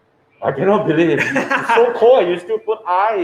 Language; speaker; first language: English; non-native, fluent; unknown